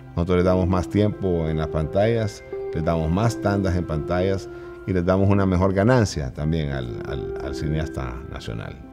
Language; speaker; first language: Spanish; native; Spanish